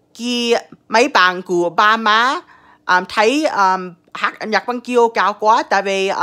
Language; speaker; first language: Vietnamese; early bilingual, heritage; Vietnamese